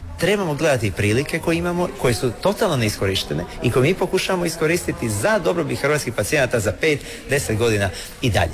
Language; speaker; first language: Croatian; native; Croatian